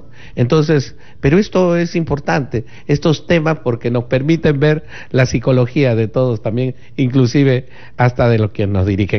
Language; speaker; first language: Spanish; native; Spanish